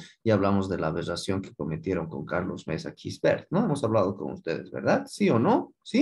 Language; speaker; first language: Spanish; native; Spanish